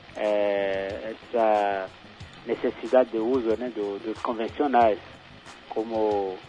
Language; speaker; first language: Portuguese; non-native, fluent; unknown